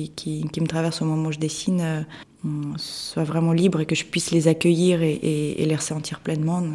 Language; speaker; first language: French; early bilingual, other home language; Russian